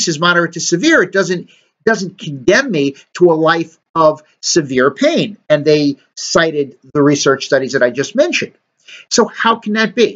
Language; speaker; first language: English; native; English